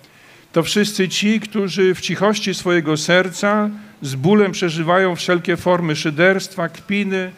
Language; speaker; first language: Polish; native; Polish